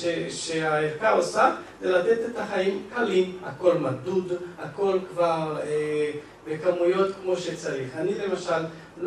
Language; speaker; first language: Hebrew; non-native, fluent; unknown